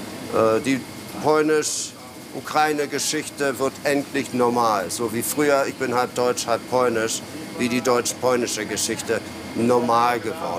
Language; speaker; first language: German; non-native, fluent; Polish